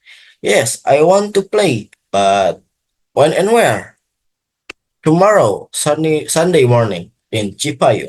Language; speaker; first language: English; non-native, learner; Indonesian